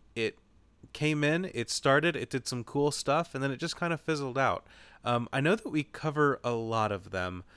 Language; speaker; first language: English; native; English